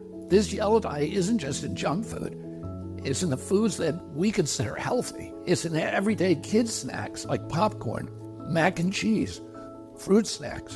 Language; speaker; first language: English; native; English